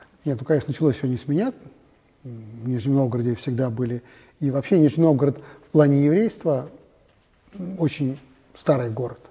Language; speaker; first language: Russian; native; Russian